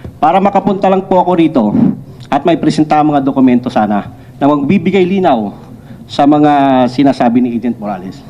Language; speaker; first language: Filipino; non-native, local second language; Cebuano